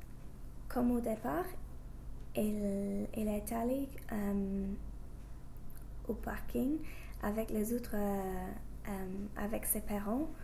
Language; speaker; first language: French; non-native, fluent; English